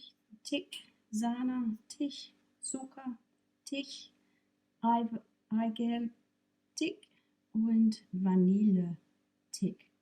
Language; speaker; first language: German; non-native, fluent; English